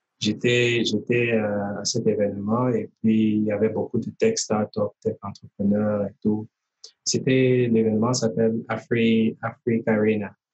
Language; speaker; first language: French; native; French